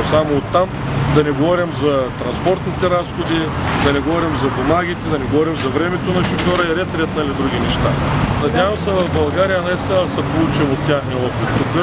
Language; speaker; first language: Bulgarian; native; Bulgarian